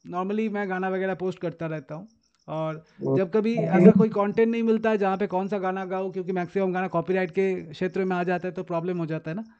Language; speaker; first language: Hindi; non-native, local second language; Bangla